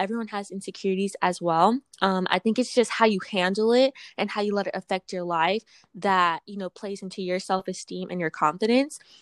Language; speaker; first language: English; native; English